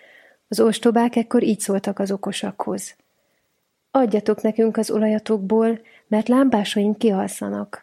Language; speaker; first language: Hungarian; native; Hungarian